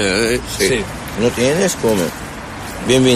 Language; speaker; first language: Spanish; non-native, learner; Arabic